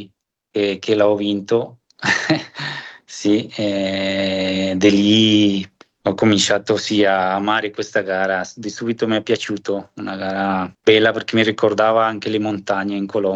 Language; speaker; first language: Italian; non-native, fluent; Spanish